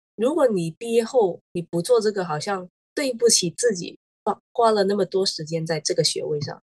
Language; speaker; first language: Chinese; non-native, local second language; Cantonese